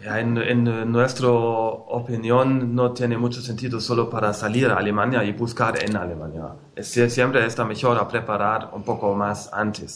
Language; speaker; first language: Spanish; non-native, fluent; German